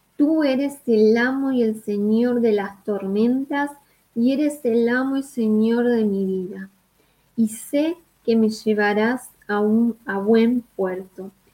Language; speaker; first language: Spanish; native; Spanish